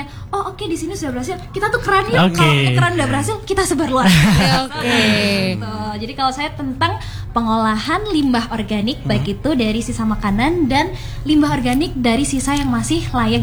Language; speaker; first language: Indonesian; native; Indonesian